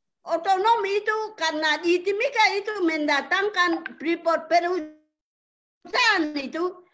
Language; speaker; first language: Indonesian; non-native, local second language; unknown